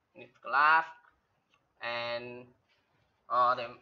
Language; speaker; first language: English; non-native, learner; Chinese